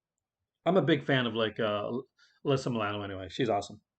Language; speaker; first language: English; native; English